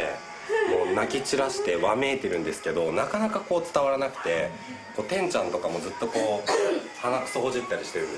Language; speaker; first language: Japanese; native; Japanese